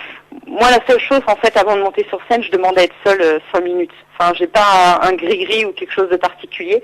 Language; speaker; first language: French; native; French